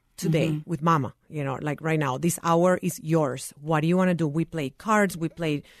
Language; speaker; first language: English; non-native, fluent; Spanish